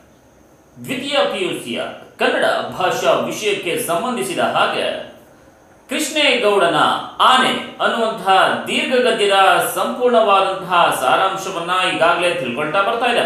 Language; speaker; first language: Kannada; native; Kannada